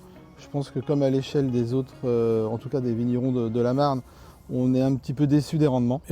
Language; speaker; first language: French; native; French